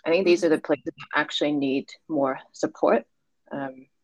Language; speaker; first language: English; non-native, local second language; Cantonese